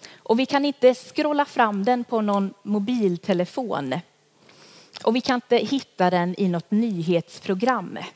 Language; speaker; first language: Swedish; native; Swedish